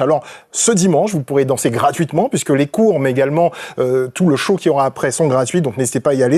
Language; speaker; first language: French; native; French